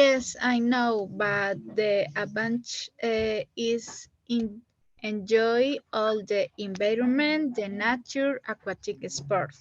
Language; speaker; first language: English; non-native, learner; Spanish